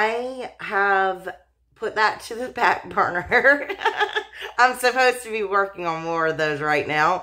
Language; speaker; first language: English; native; English